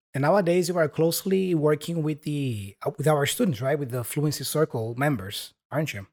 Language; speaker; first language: English; non-native, fluent; Portuguese